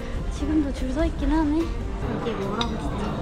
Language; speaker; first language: Korean; native; Korean